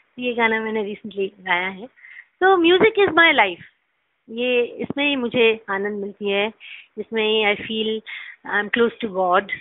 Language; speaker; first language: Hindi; non-native, local second language; Bangla